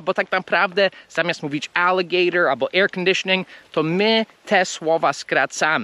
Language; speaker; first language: Polish; non-native, fluent; English